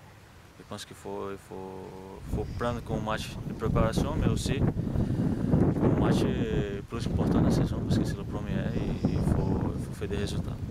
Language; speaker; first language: French; non-native, fluent; Portuguese